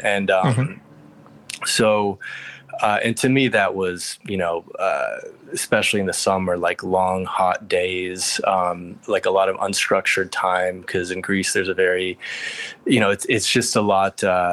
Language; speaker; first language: English; native; English